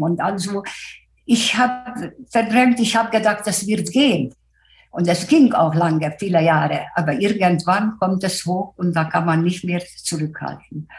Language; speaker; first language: German; non-native, fluent; Hungarian